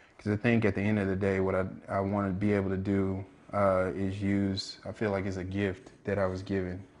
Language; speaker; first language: English; native; English